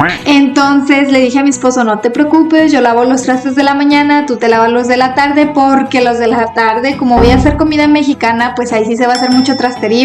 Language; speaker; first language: Spanish; native; Spanish